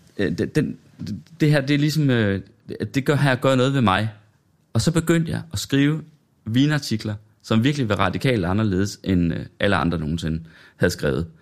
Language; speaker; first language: Danish; native; Danish